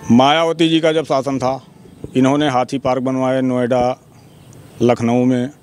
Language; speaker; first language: Hindi; native; Hindi